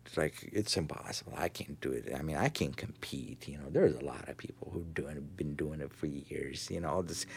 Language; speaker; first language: English; non-native, fluent; Tigrinya